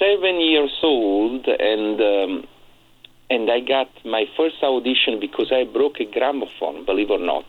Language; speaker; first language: English; non-native, fluent; Italian